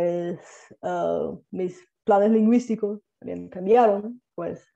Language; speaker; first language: Spanish; non-native, fluent; Bulgarian